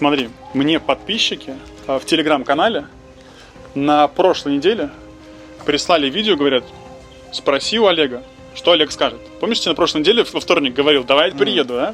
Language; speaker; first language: Russian; native; Russian